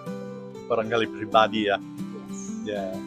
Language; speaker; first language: Indonesian; non-native, learner; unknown